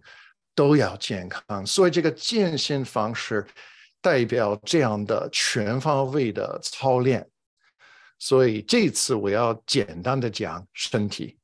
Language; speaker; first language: Chinese; non-native, fluent; English